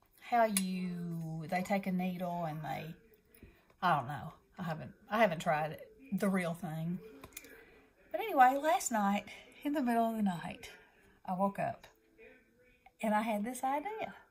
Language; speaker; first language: English; native; English